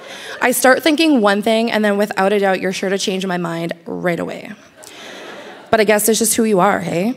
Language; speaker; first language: English; native; English